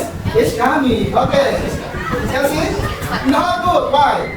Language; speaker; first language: English; non-native, learner; Indonesian